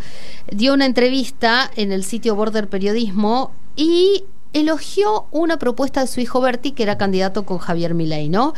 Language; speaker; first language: Spanish; native; Spanish